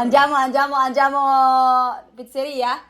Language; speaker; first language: Italian; non-native, learner; Filipino